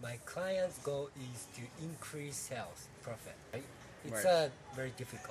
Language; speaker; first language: English; non-native, fluent; Japanese